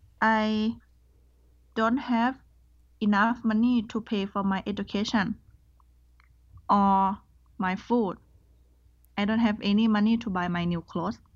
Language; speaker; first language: English; non-native, learner; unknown